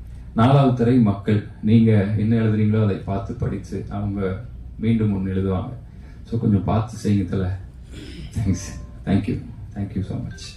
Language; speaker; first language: Tamil; native; Tamil